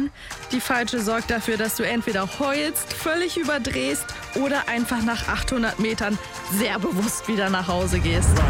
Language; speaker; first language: German; native; German